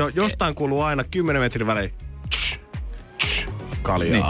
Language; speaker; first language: Finnish; native; Finnish